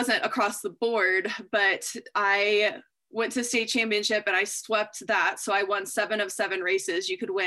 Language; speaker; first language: English; native; English